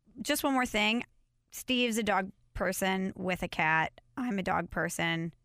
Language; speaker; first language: English; native; English